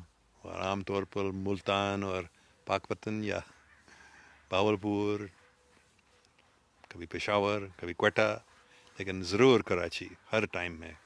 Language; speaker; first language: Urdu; non-native, fluent; English